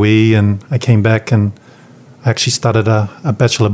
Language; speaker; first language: English; native; English